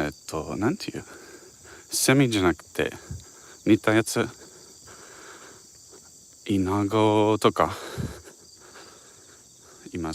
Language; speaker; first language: Japanese; non-native, fluent; English